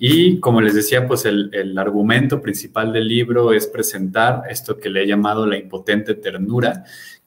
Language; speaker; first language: Spanish; native; Spanish